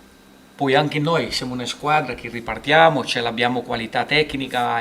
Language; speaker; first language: Italian; non-native, fluent; Portuguese